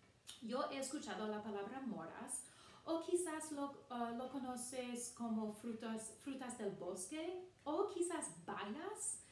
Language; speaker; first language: Spanish; non-native, fluent; English